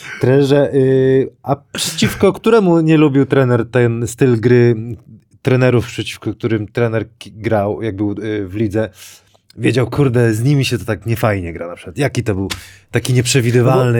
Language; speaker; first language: Polish; native; Polish